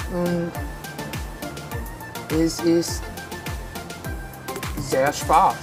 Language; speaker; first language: German; non-native, learner; English